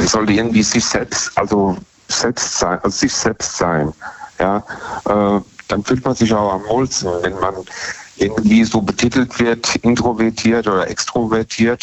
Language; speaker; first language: German; native; German